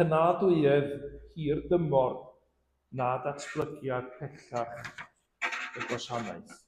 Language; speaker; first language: Welsh; native; Welsh